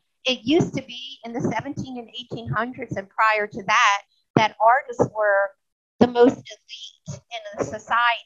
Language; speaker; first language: English; native; English